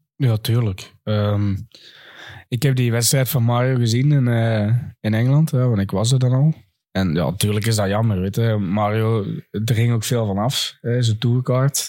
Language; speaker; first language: Dutch; native; Dutch